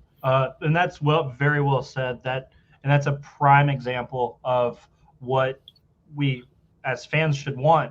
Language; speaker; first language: English; native; English